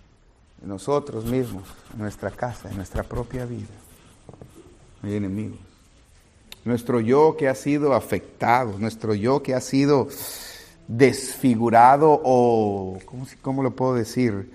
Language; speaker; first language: Spanish; native; Spanish